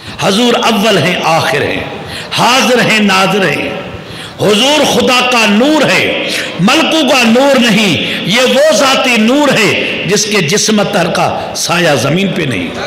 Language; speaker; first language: Urdu; non-native, local second language; Sindhi